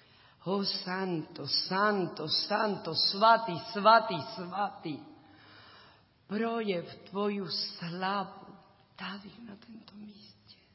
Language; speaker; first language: Czech; non-native, learner; Spanish